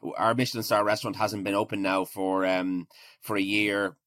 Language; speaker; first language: English; native; English